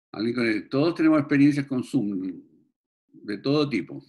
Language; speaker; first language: Spanish; native; Spanish